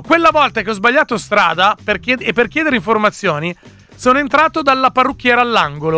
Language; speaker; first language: Italian; native; Italian